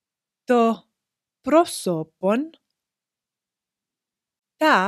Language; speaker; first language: Greek; non-native, fluent; English